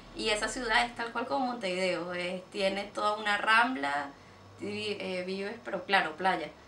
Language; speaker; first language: Spanish; native; Spanish